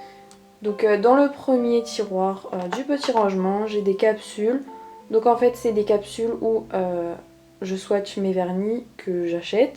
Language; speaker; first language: French; native; French